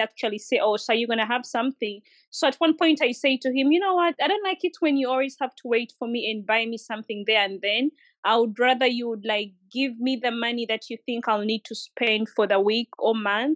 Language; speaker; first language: English; non-native, local second language; Ganda